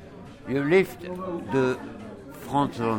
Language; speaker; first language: Dutch; non-native, learner; French